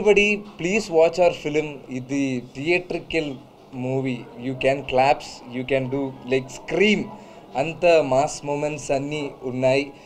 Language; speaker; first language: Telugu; non-native, learner; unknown